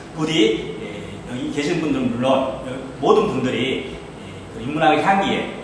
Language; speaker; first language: Korean; native; Korean